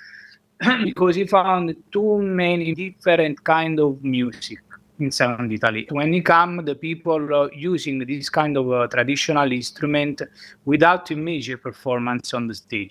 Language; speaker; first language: English; non-native, learner; Italian